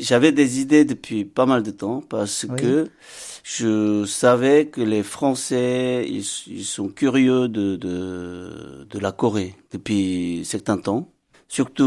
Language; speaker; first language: French; non-native, fluent; Korean